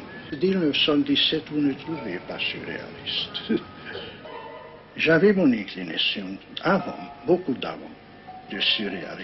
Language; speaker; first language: French; non-native, learner; Hungarian